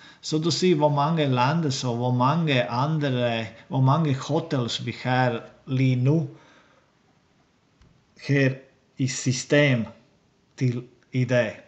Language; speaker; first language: Swedish; non-native, learner; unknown